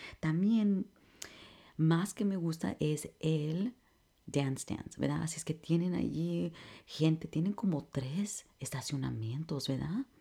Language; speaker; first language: Spanish; early bilingual, heritage; Spanish